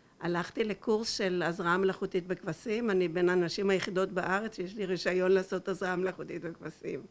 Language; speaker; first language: Hebrew; native; Hebrew